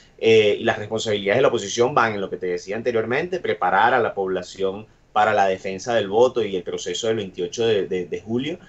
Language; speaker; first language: Spanish; native; Spanish